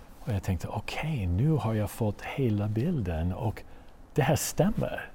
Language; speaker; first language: Swedish; non-native, fluent; English